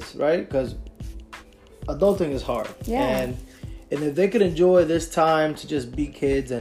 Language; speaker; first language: English; native; English